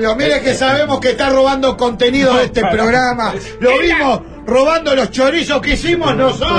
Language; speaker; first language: Spanish; native; Spanish